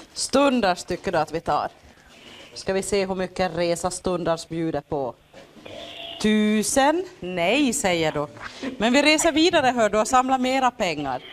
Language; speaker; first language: Swedish; native; Swedish